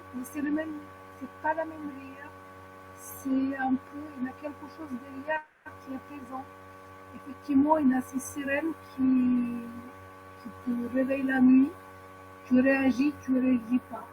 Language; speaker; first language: French; non-native, fluent; Ukrainian